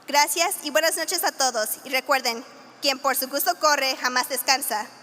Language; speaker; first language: Spanish; early bilingual, heritage; Spanish